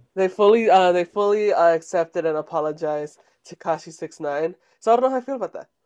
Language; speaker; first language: English; early bilingual, other home language; Spanish